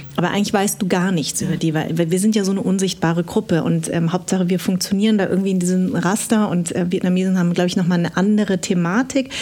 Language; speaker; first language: German; early bilingual, other home language; Vietnamese